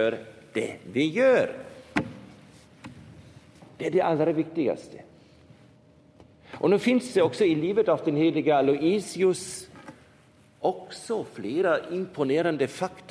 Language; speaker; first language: Swedish; non-native, fluent; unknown